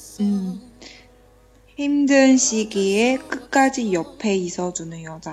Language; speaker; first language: Korean; non-native, learner; Chinese